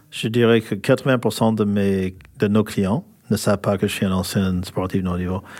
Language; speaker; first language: French; non-native, fluent; English